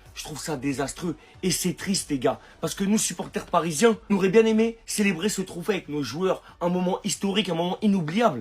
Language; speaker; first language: French; native; French